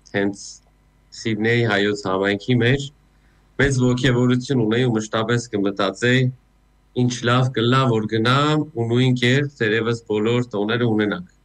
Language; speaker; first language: Armenian; native; Armenian